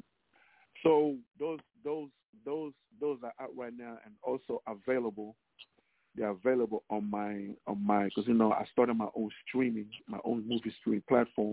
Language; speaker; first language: English; non-native, local second language; Igbo